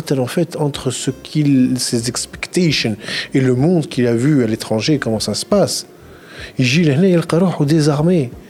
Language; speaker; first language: French; non-native, local second language; Arabic